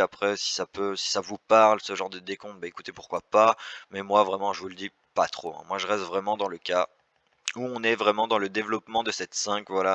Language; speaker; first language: French; native; French